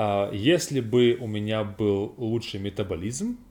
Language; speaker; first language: Russian; non-native, learner; English